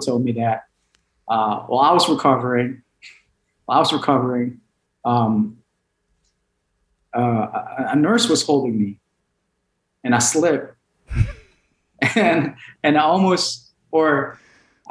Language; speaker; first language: English; non-native, local second language; Filipino